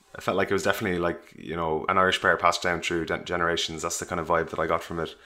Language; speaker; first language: English; native; English